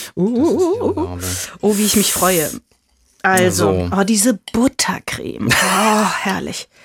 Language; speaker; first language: German; early bilingual, heritage; German